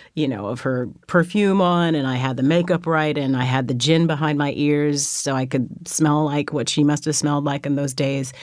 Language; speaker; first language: English; native; English